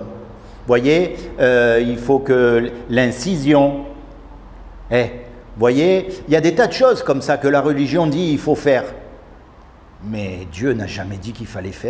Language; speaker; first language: French; native; French